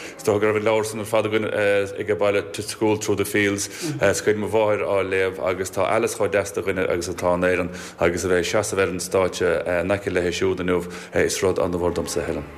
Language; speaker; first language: Irish; native; Irish